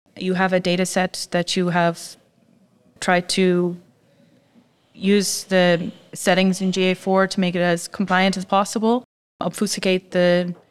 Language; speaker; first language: English; native; English